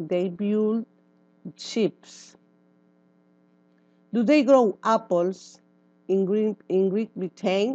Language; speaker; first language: English; non-native, learner; Spanish